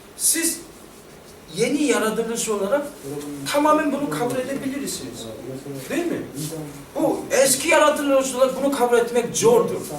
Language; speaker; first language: Turkish; non-native, fluent; Korean